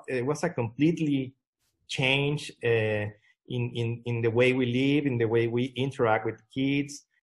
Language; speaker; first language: English; non-native, fluent; Spanish